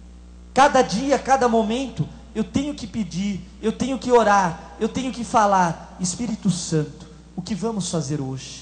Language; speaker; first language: Portuguese; native; Portuguese